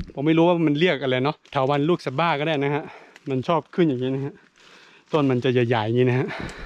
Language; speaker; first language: Thai; non-native, local second language; S'gaw Karen